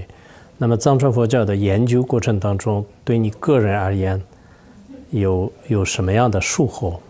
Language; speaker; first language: Chinese; non-native, local second language; Tibetan